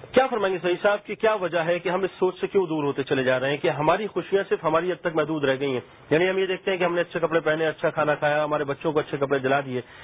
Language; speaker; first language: Urdu; native; Urdu